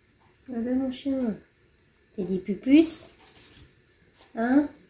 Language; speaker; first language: French; native; French